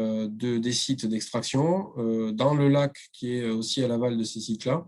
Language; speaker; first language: French; native; French